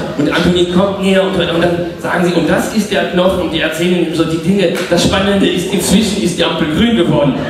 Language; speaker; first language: German; non-native, fluent; French